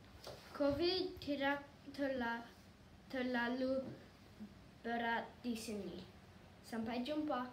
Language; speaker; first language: Indonesian; non-native, learner; English